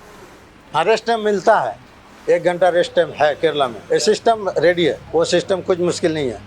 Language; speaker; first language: Hindi; non-native, local second language; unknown